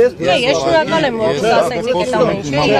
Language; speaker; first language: Armenian; native; Armenian